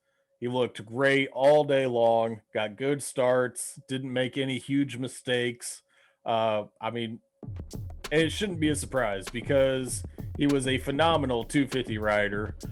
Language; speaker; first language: English; native; English